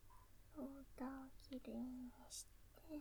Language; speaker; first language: Japanese; native; Japanese